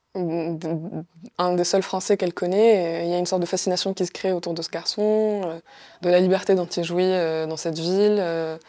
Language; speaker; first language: French; non-native, local second language; Arabic